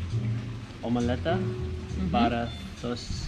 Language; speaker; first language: Greek; non-native, learner; English